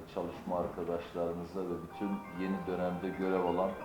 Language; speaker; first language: Turkish; native; Turkish